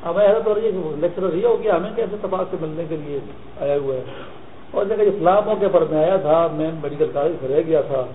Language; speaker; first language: Urdu; non-native, local second language; Pashto